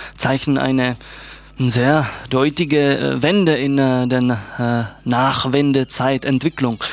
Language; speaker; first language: German; non-native, fluent; Czech